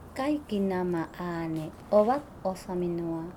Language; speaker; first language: Finnish; non-native, fluent; Spanish